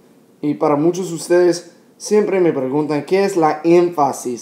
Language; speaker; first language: Spanish; non-native, fluent; English